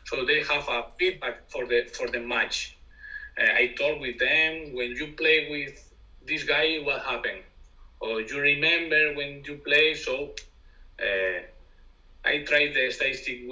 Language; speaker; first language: English; non-native, learner; Spanish